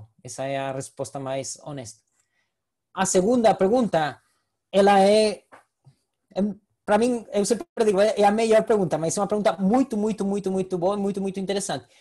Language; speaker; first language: Portuguese; non-native, fluent; Spanish